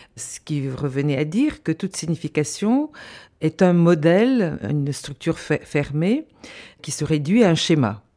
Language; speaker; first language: French; non-native, fluent; Bulgarian